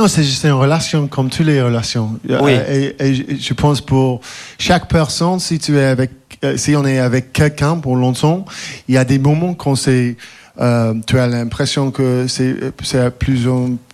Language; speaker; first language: French; non-native, fluent; English